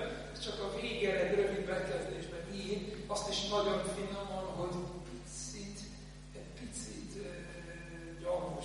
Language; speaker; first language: Hungarian; non-native, fluent; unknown